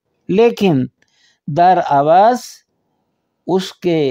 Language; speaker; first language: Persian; non-native, fluent; Urdu